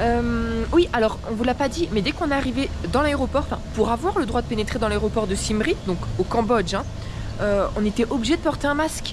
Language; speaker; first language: French; native; French